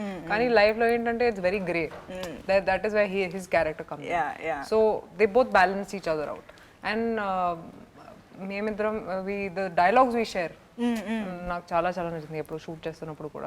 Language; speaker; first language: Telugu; non-native, local second language; Hindi